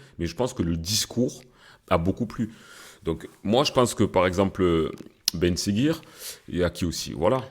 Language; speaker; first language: French; early bilingual, other home language; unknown